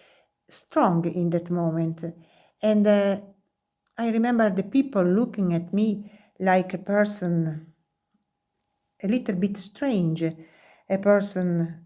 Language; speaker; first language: English; non-native, learner; Italian